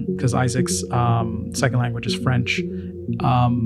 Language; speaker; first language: English; native; English